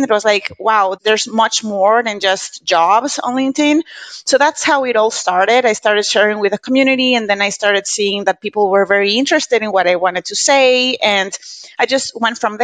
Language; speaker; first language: English; non-native, fluent; Spanish